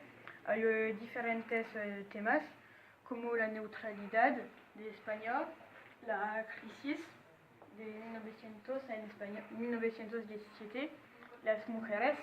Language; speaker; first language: Spanish; non-native, learner; French